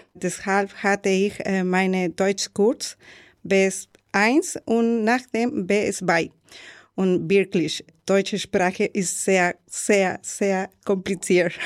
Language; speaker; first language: German; non-native, learner; Spanish